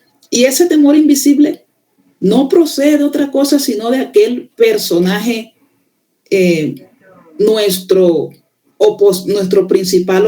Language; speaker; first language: Spanish; native; Spanish